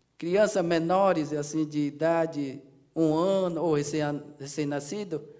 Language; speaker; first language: Portuguese; non-native, local second language; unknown